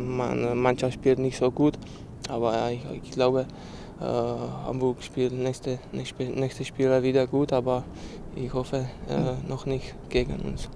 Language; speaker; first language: German; non-native, learner; Czech